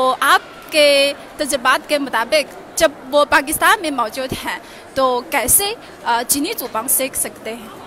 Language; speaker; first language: Hindi; non-native, learner; Chinese